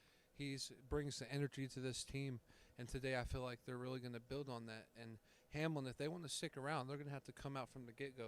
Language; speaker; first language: English; native; English